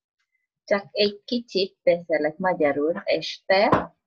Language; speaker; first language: Hungarian; non-native, learner; Indonesian